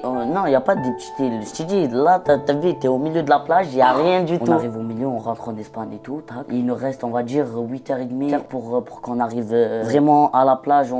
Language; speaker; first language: French; non-native, local second language; Arabic